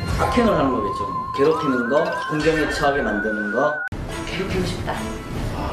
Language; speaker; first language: Korean; native; Korean